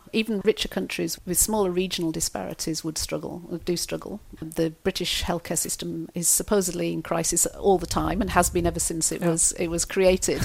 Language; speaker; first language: English; native; English